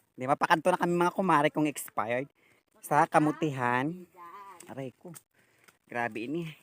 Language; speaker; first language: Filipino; non-native, local second language; Hiligaynon